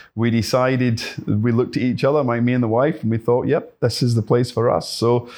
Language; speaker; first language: English; native; English